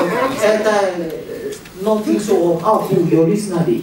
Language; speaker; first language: Swedish; non-native, learner; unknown